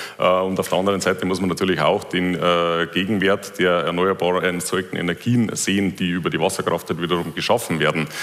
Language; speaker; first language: German; native; German